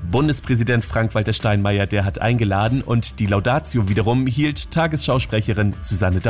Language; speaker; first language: German; native; German